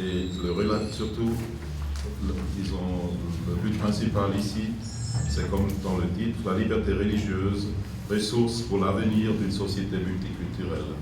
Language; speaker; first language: French; non-native, fluent; German